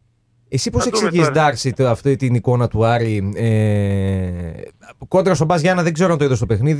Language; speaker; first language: Greek; native; Greek